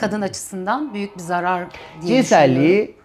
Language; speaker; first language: Turkish; native; Turkish